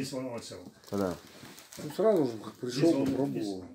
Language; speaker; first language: Russian; native; Russian